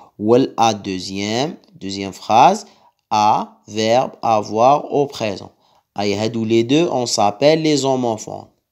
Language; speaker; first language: French; non-native, local second language; Arabic